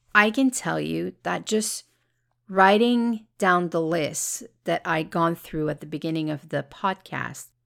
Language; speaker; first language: English; native; English